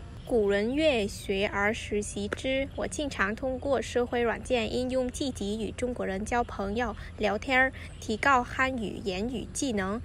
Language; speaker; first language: Chinese; non-native, fluent; Vietnamese